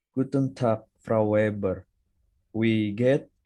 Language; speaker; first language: German; non-native, learner; Indonesian